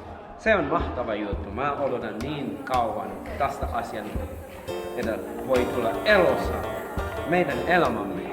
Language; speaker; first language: Finnish; non-native, fluent; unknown